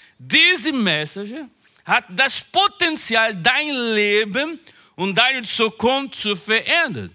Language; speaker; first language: German; non-native, learner; Portuguese